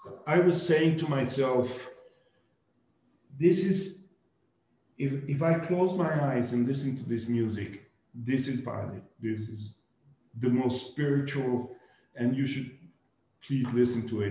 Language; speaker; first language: English; non-native, fluent; Spanish